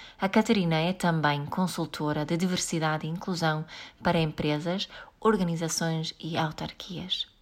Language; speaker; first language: Portuguese; native; Portuguese